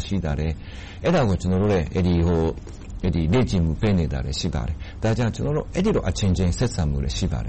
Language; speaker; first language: Burmese; non-native, fluent; Japanese